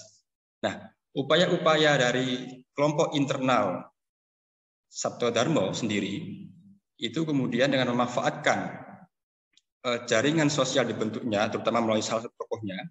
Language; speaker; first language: Indonesian; native; Indonesian